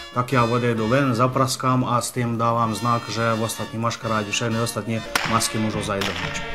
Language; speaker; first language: Czech; early bilingual, heritage; Czech